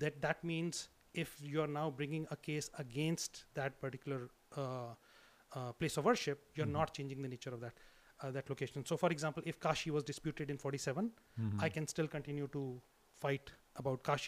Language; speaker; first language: English; non-native, local second language; Hindi